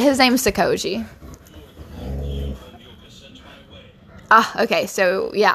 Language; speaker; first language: English; non-native, fluent; Portuguese